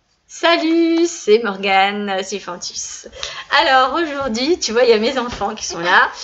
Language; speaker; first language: French; native; French